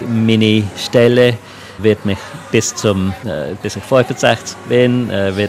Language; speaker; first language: German; non-native, local second language; English